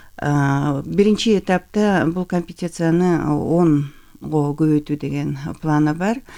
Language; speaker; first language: Kyrgyz; native; Kyrgyz